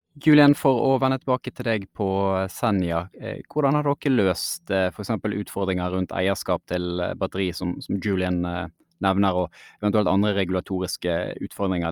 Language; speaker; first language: Norwegian; native; Norwegian